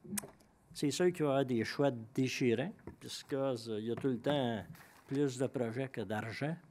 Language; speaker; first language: French; native; French